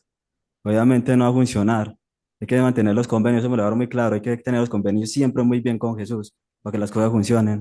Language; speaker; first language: Spanish; native; Spanish